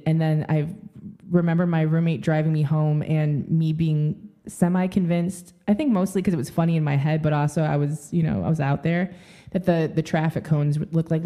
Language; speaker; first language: English; native; English